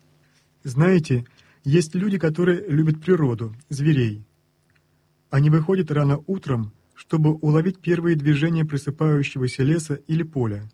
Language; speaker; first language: Russian; native; Russian